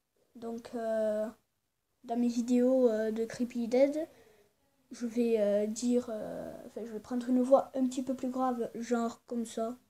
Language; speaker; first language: French; native; French